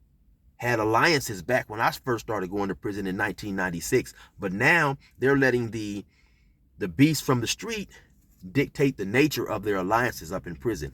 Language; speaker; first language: English; native; English